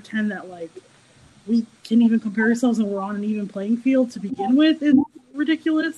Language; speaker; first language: English; native; English